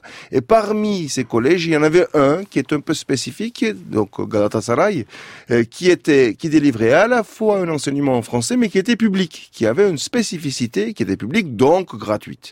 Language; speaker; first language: French; non-native, fluent; Turkish